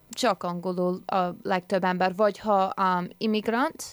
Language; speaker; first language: Hungarian; non-native, learner; English